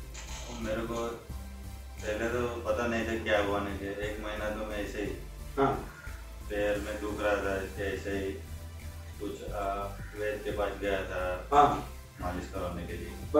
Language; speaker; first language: Hindi; non-native, local second language; Gujarati